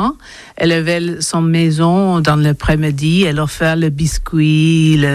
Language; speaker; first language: French; non-native, learner; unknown